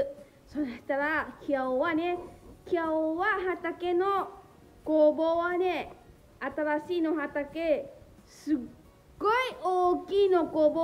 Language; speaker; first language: Japanese; non-native, learner; Lao